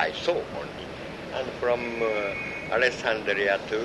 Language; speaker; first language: English; non-native, learner; Japanese